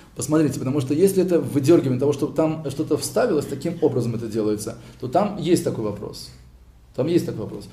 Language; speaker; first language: Russian; early bilingual, heritage; Hebrew